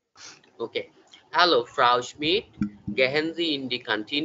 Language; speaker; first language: German; non-native, learner; Bangla